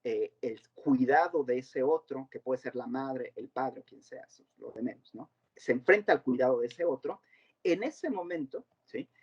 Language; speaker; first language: Spanish; native; Spanish